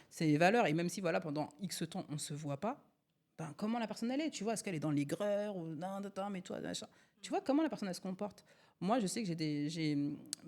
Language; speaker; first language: French; native; French